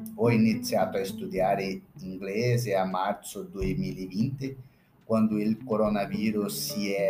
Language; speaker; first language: Italian; non-native, learner; Portuguese